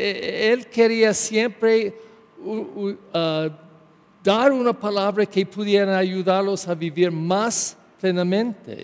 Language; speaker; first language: Spanish; non-native, learner; English